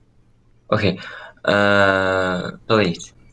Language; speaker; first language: English; non-native, learner; Persian